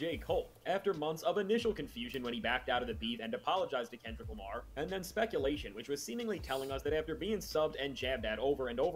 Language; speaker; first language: English; native; English